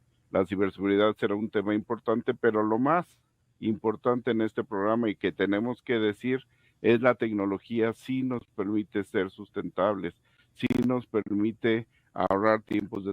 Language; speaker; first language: Spanish; native; Spanish